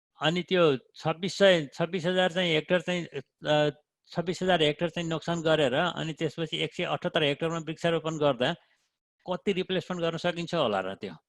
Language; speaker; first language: Nepali; native; Nepali